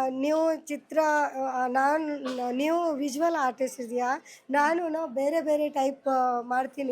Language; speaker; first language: Kannada; non-native, learner; Hindi